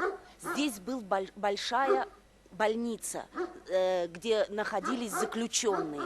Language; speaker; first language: Russian; native; Russian